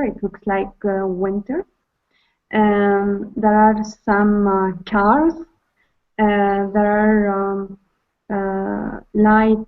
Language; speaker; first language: English; non-native, learner; Arabic